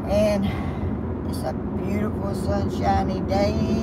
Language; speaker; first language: English; native; English